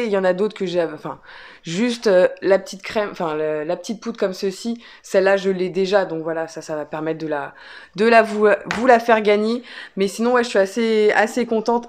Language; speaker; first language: French; native; French